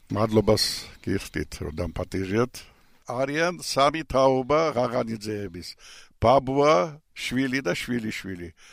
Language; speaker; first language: Georgian; non-native, local second language; Russian